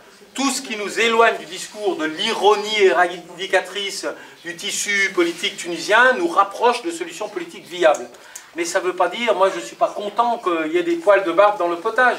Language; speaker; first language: French; native; French